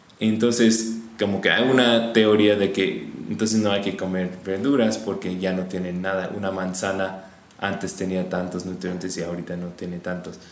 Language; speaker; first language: Spanish; non-native, fluent; English